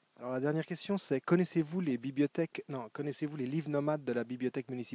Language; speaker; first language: French; native; French